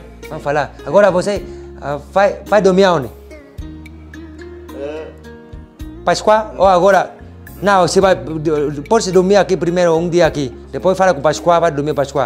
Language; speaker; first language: Portuguese; non-native, learner; Vietnamese